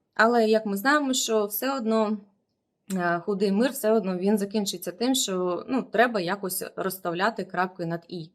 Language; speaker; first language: Ukrainian; non-native, local second language; Russian